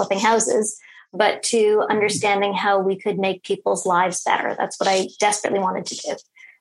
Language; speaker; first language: English; native; English